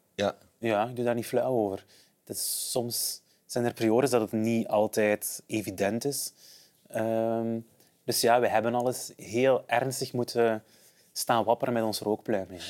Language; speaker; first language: Dutch; native; Dutch